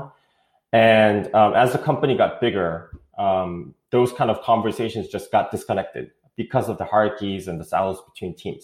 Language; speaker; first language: English; non-native, fluent; Korean